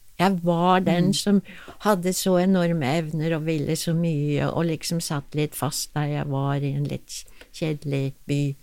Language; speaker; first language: Norwegian; non-native, fluent; English